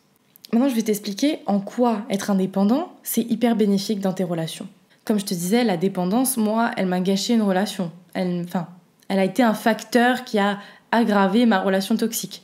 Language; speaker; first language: French; native; French